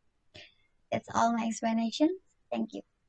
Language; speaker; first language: English; non-native, learner; Indonesian